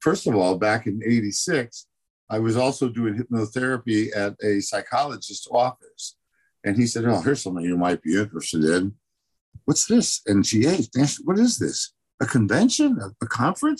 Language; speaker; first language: English; native; English